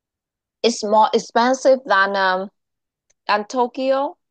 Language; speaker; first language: English; non-native, local second language; Vietnamese